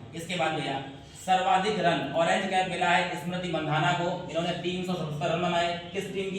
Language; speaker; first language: Hindi; native; Hindi